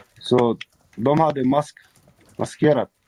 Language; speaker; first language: Swedish; non-native, local second language; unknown